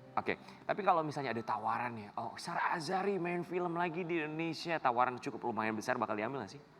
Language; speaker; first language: Indonesian; native; Indonesian